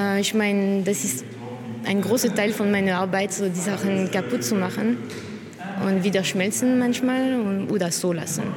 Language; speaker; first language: German; non-native, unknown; French